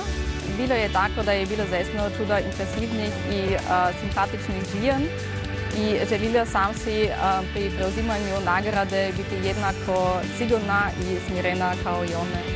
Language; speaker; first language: Serbian; native; Serbian